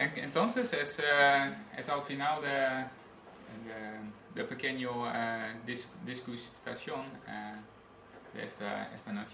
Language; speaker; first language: Spanish; non-native, learner; Dutch